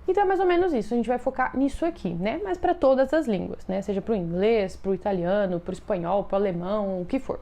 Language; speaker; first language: Portuguese; native; Portuguese